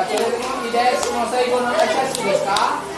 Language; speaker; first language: Japanese; non-native, learner; Indonesian